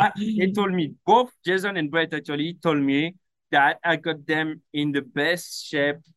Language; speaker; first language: English; non-native, fluent; French